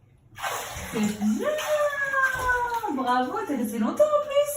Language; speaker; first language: French; native; French